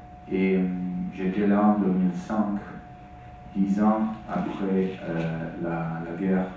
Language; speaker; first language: French; non-native, fluent; Italian